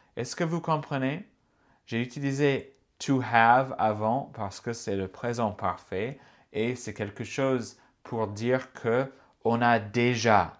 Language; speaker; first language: French; non-native, fluent; English